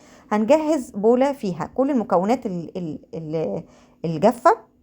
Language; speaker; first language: Arabic; native; Arabic